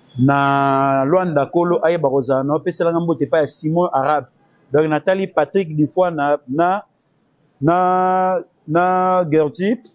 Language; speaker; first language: Lingala; native; Lingala